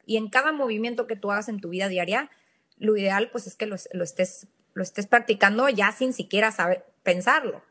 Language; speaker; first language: Spanish; native; Spanish